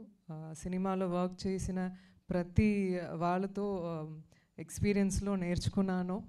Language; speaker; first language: Telugu; non-native, fluent; Tamil